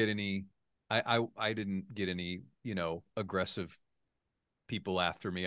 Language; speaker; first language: English; native; English